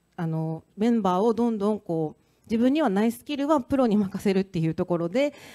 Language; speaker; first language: Japanese; native; Japanese